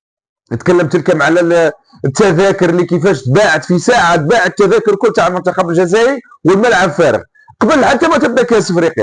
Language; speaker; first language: Arabic; native; Arabic